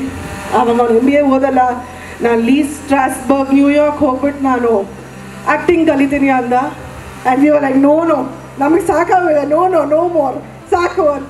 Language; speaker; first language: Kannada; native; Kannada